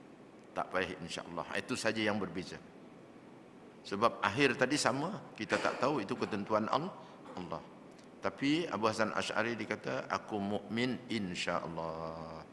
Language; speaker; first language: Malay; native; Malay